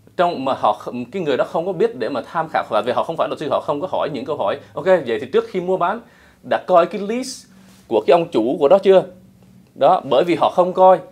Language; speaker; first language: Vietnamese; early bilingual, heritage; Vietnamese